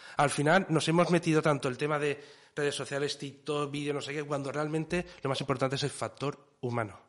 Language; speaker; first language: Spanish; native; Spanish